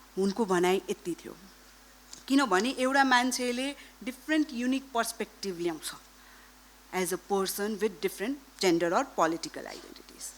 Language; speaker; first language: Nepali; non-native, local second language; Marwari